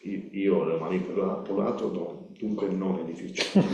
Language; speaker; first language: Italian; non-native, learner; Spanish